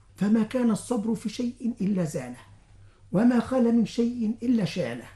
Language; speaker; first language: Arabic; native; Arabic